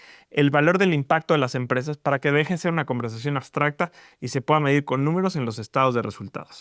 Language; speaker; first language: Spanish; native; Spanish